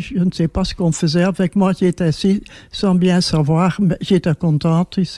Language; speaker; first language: French; non-native, local second language; Dutch